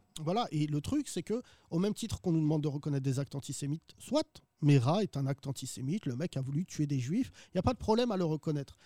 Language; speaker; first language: French; early bilingual, other home language; Arabic